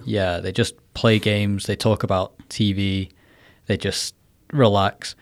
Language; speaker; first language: English; native; English